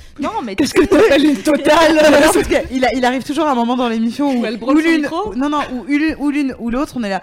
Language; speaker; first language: French; native; French